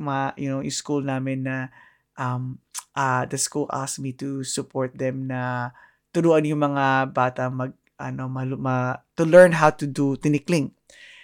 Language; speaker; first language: English; non-native, local second language; Filipino